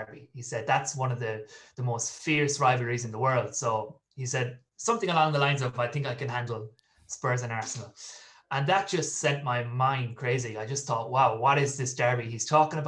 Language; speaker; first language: English; native; English